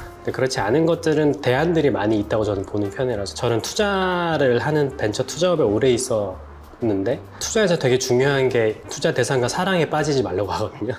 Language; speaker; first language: Korean; native; Korean